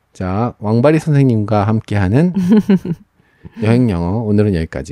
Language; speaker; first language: Korean; native; Korean